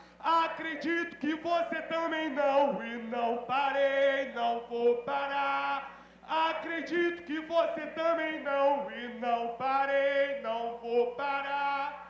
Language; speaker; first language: Portuguese; native; Portuguese